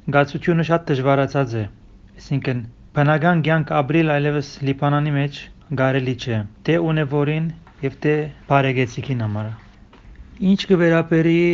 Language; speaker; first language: Armenian; early bilingual, heritage; Armenian